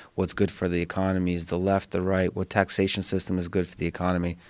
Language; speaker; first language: English; early bilingual, other home language; Russian